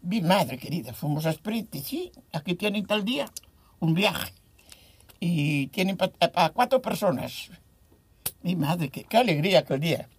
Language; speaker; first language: Spanish; non-native, local second language; Galician